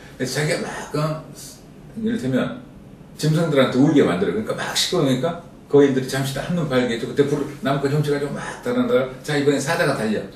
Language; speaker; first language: Korean; native; Korean